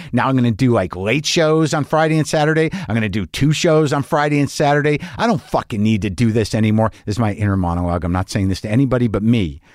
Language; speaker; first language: English; native; English